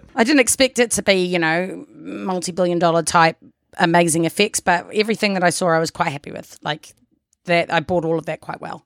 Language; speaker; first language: English; native; English